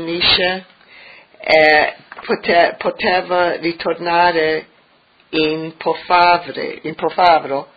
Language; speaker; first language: Italian; early bilingual, heritage; English